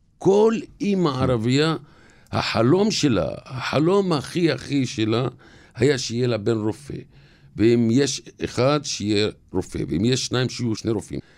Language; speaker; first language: Hebrew; non-native, local second language; Arabic